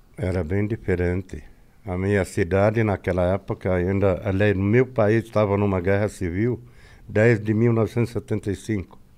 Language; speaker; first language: Portuguese; non-native, fluent; Arabic